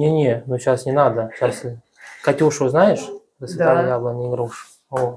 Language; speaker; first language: Russian; native; Russian